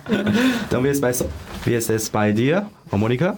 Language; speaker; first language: German; non-native, learner; Chinese